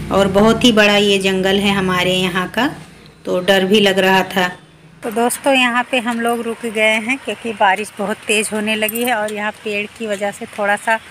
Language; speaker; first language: Hindi; native; Hindi